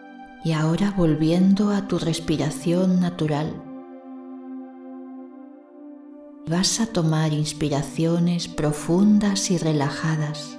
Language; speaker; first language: Spanish; native; Spanish